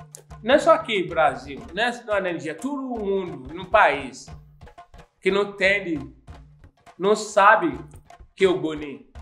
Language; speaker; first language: Portuguese; non-native, learner; Yoruba